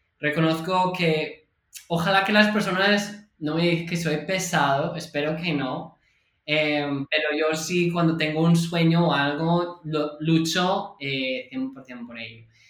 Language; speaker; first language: Spanish; non-native, fluent; English